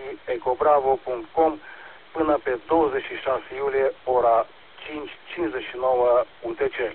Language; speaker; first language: Romanian; native; Romanian